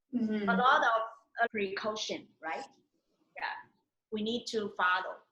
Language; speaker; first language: English; non-native, learner; Chinese